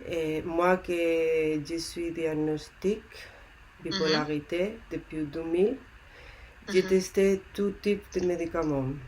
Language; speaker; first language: French; non-native, learner; Spanish